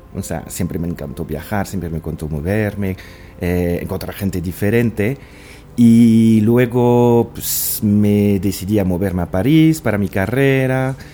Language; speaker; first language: Spanish; non-native, fluent; French